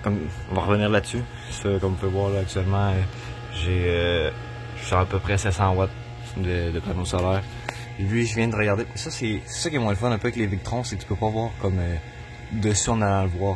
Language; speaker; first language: French; native; French